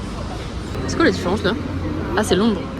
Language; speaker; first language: French; native; French